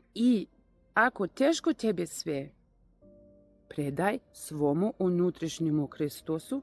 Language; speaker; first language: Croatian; non-native, learner; Russian